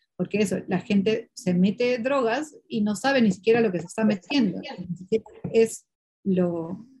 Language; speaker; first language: Spanish; non-native, local second language; Portuguese